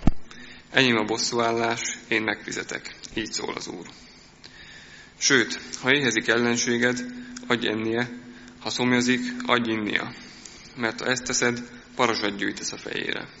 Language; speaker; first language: Hungarian; native; Hungarian